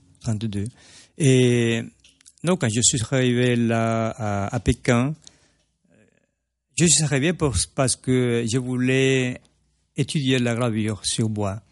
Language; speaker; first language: French; non-native, fluent; Spanish